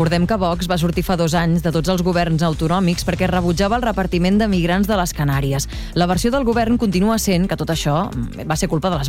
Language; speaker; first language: Catalan; native; Catalan